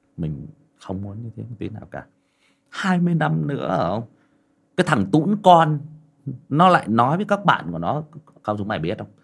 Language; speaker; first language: Vietnamese; native; Vietnamese